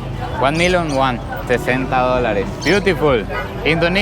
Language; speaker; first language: English; non-native, learner; Spanish